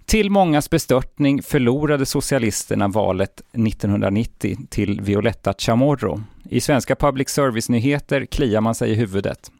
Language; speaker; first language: Swedish; native; Swedish